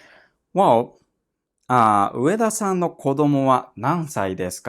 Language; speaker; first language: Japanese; non-native, fluent; English